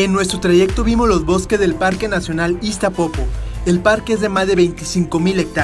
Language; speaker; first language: Spanish; native; Spanish